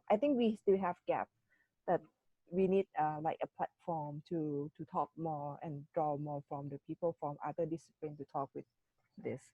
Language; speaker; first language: English; non-native, learner; Thai